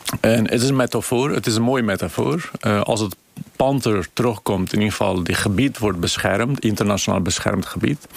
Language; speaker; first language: Dutch; non-native, fluent; Kurdish